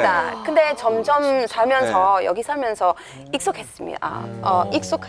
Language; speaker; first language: Korean; non-native, fluent; English